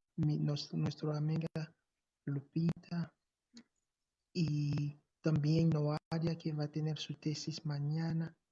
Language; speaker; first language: Spanish; non-native, fluent; English